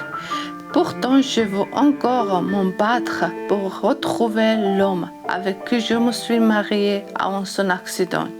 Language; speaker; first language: French; non-native, learner; Georgian